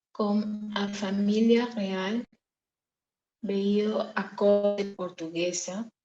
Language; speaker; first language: Portuguese; non-native, learner; Spanish